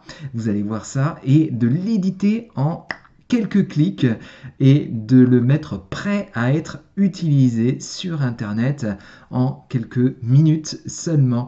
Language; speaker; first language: French; native; French